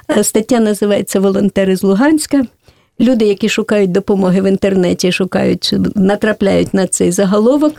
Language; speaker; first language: Ukrainian; native; Ukrainian